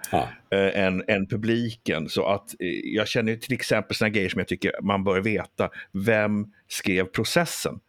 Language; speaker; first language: Swedish; early bilingual, heritage; Swedish